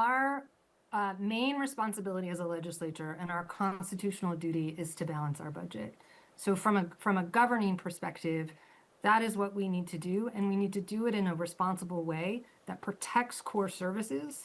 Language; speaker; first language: English; native; English